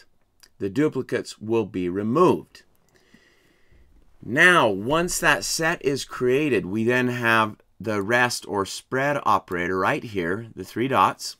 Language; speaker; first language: English; native; English